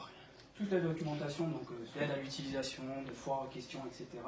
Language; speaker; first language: French; native; French